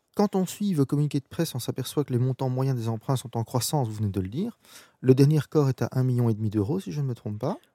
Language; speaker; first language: French; native; French